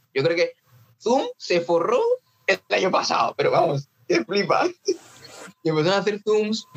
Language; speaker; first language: Spanish; early bilingual, other home language; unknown